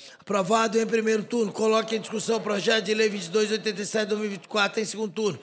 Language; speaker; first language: Portuguese; native; Portuguese